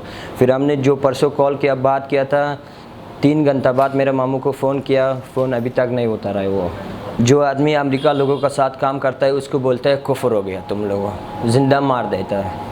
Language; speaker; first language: Hindi; non-native, learner; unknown